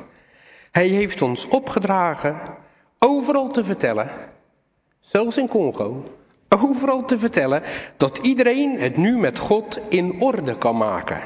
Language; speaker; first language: Dutch; native; Dutch